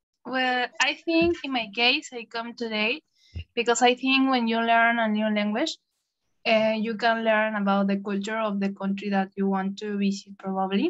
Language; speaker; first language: English; non-native, learner; Spanish